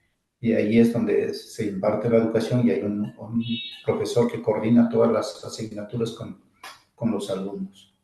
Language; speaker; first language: Spanish; non-native, local second language; Zapotec